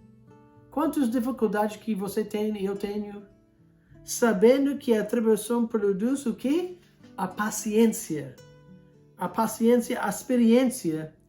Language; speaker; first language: Portuguese; non-native, fluent; English